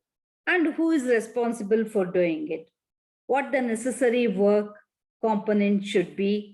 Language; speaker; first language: English; non-native, local second language; Kannada